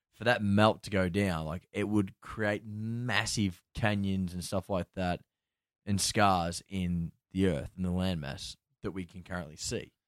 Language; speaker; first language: English; native; English